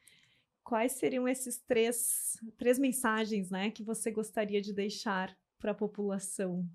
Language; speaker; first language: Portuguese; native; Portuguese